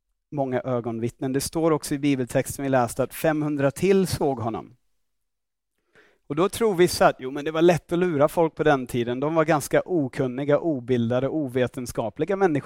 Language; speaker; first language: Swedish; non-native, fluent; English